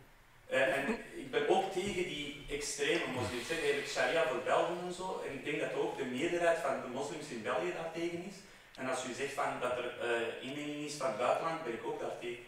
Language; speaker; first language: Dutch; non-native, fluent; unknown